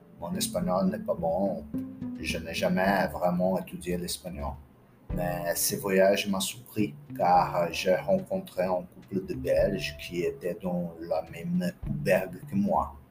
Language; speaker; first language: French; non-native, fluent; Portuguese